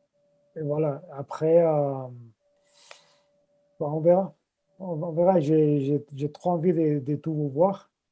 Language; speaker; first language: French; non-native, fluent; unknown